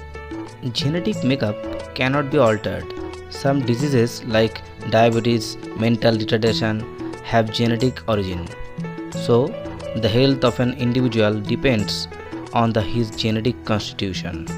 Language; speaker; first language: English; non-native, local second language; Bangla